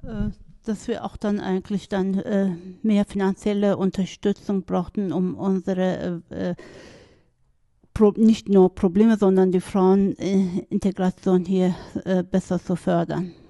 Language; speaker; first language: German; non-native, fluent; Turkish